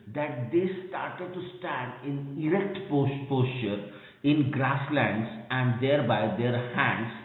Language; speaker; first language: English; non-native, local second language; Marathi